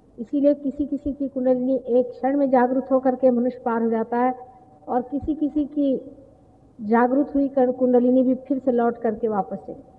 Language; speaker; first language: Hindi; non-native, local second language; Marathi